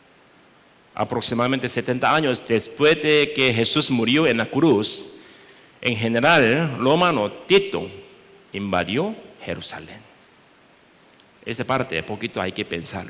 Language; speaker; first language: Spanish; non-native, learner; Korean